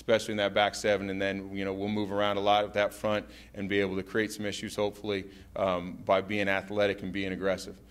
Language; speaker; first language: English; native; English